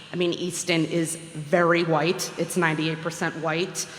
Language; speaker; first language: English; native; English